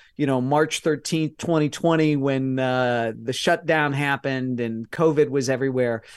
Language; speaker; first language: English; native; English